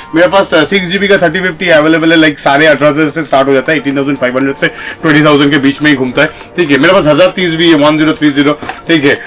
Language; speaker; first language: Hindi; non-native, local second language; Bangla